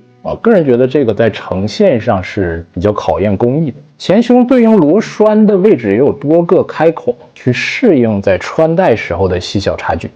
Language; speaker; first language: Chinese; native; Chinese